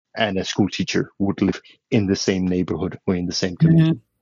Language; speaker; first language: English; non-native, fluent; Danish